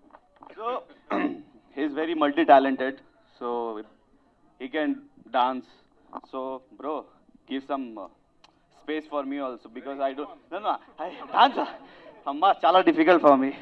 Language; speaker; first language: Telugu; non-native, local second language; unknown